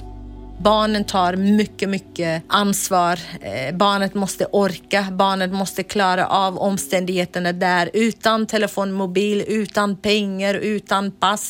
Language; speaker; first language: Swedish; non-native, fluent; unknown